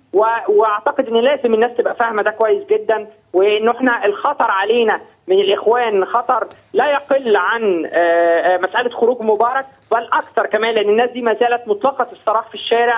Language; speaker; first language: Arabic; native; Arabic